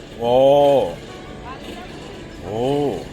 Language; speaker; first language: Russian; non-native, learner; Korean